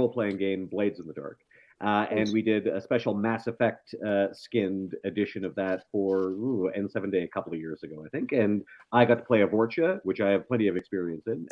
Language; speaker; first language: English; native; English